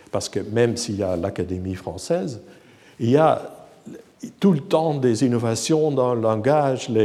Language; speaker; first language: French; non-native, fluent; Dutch